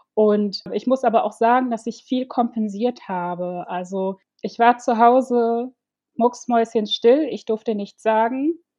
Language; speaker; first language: German; early bilingual, other home language; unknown